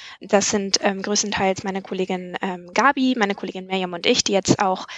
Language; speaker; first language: German; native; German